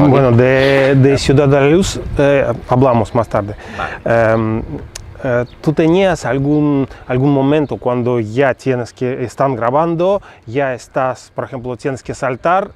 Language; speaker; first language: Spanish; non-native, fluent; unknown